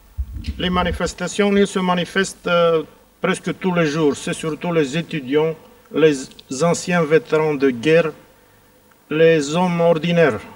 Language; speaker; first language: French; non-native, fluent; Bulgarian